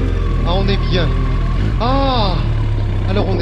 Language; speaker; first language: French; native; French